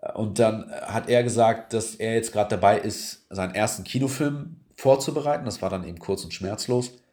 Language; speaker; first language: German; early bilingual, other home language; Turkish